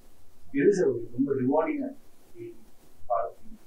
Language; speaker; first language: Tamil; native; Tamil